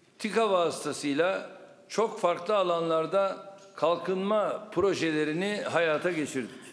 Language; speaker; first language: Turkish; native; Turkish